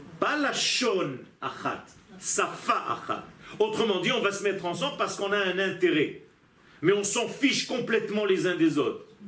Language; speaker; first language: French; non-native, fluent; Hebrew